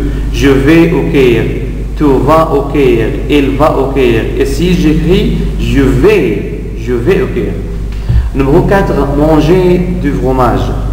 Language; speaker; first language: French; non-native, fluent; Arabic